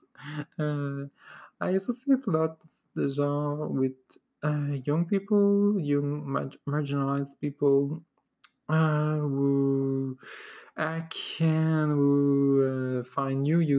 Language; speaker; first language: English; non-native, fluent; French